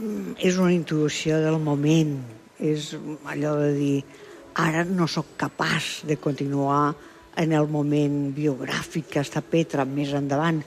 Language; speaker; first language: Catalan; non-native, local second language; Spanish